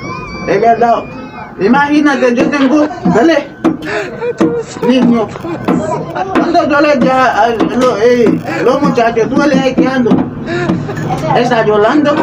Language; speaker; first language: Spanish; non-native, learner; Haitian Creole